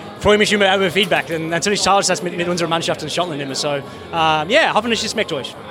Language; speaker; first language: German; non-native, fluent; English